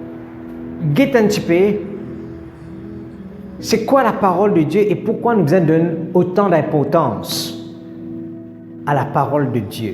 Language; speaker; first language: French; non-native, learner; Morisyen